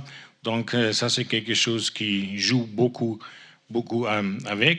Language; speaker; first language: French; non-native, fluent; German